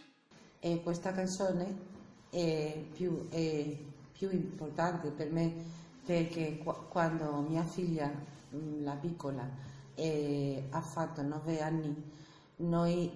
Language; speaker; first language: Italian; non-native, learner; Spanish